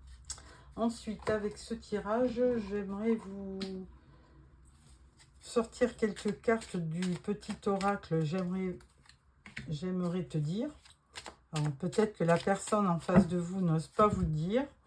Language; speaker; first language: French; native; French